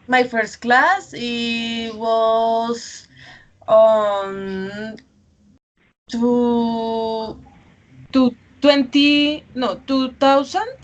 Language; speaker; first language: English; non-native, learner; Spanish